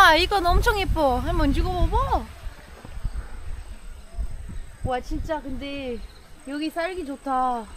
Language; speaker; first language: Korean; non-native, fluent; French